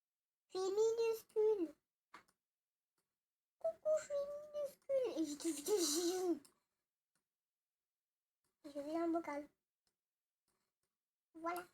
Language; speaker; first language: French; native; French